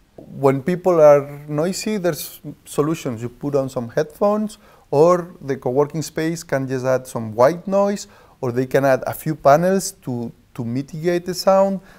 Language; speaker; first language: English; non-native, fluent; Spanish